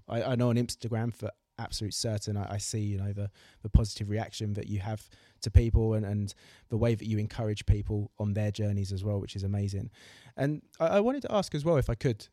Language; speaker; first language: English; native; English